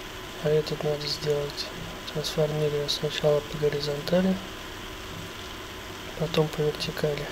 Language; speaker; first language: Russian; native; Russian